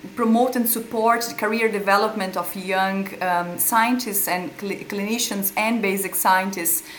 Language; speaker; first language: English; non-native, fluent; Portuguese